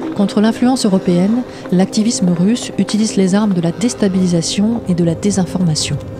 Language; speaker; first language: French; native; French